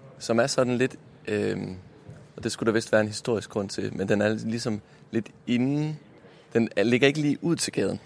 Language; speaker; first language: Danish; native; Danish